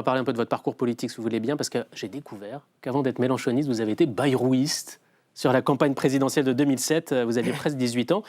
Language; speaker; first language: French; native; French